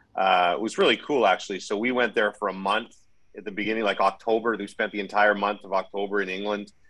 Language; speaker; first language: English; native; English